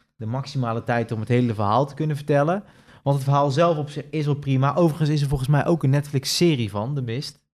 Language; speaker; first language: Dutch; native; Dutch